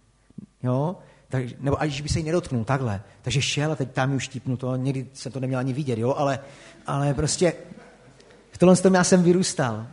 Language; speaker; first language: Czech; native; Czech